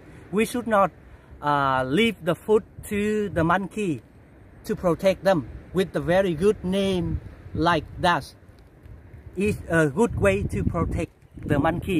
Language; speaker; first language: English; non-native, local second language; Vietnamese